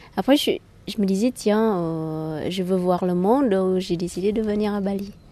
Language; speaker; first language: French; non-native, fluent; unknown